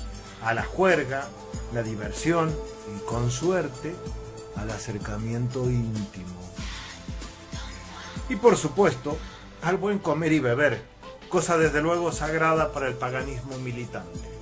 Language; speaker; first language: Spanish; native; Spanish